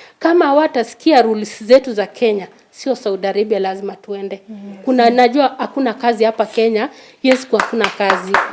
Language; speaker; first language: Swahili; non-native, local second language; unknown